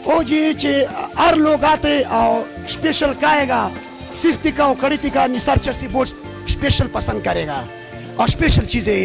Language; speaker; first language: Hindi; non-native, local second language; Pashto